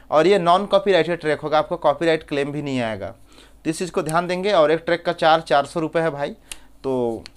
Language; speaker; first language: Hindi; native; Hindi